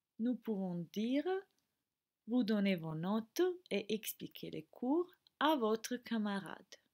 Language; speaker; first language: French; non-native, fluent; Croatian